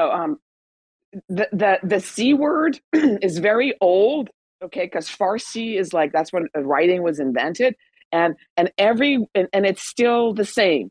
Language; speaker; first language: English; early bilingual, other home language; Persian